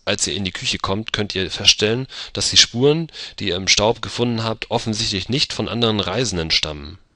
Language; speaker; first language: German; native; German